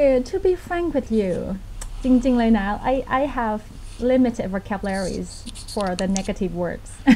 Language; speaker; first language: English; non-native, fluent; Thai